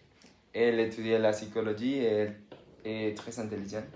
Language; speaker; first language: French; non-native, learner; Spanish